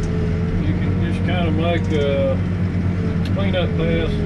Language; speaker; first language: English; native; English